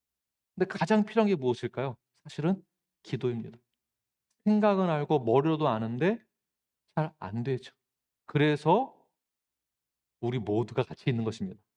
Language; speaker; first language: Korean; native; Korean